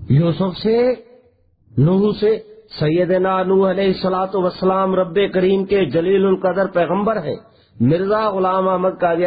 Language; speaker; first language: Urdu; non-native, local second language; Saraiki